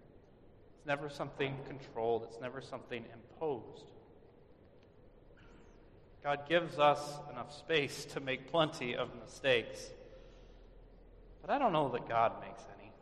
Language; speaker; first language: English; native; English